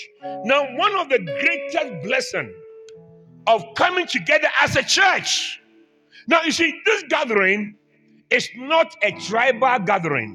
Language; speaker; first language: English; non-native, local second language; Akan